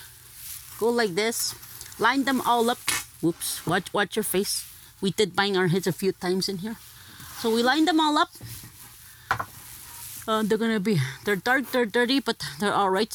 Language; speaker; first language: English; non-native, fluent; Cree